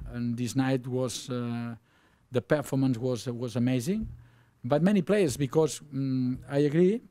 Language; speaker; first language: English; non-native, learner; Spanish